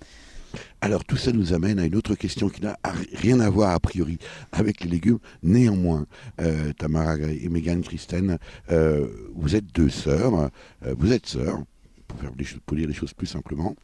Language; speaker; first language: French; native; French